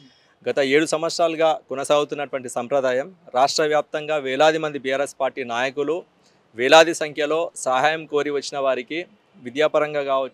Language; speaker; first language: Telugu; native; Telugu